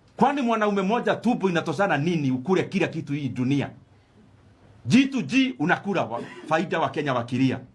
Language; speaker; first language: Swahili; non-native, local second language; Kikuyu